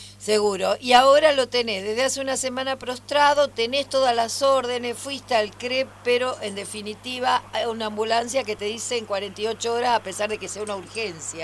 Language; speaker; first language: Spanish; native; Spanish